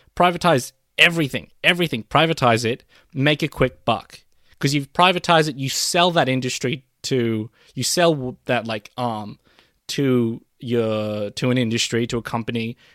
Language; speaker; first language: English; early bilingual, other home language; Filipino